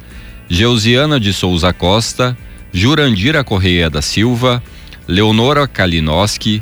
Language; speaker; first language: Portuguese; native; Portuguese